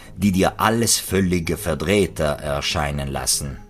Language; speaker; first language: German; non-native, fluent; Italian